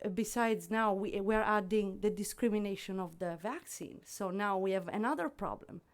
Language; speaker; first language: English; non-native, fluent; Italian